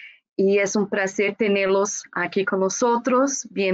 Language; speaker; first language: Spanish; non-native, fluent; Portuguese